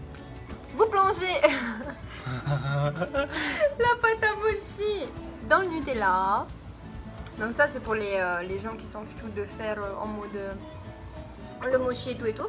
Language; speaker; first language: French; native; French